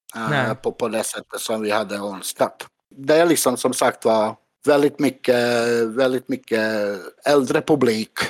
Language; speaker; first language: Swedish; non-native, fluent; Bosnian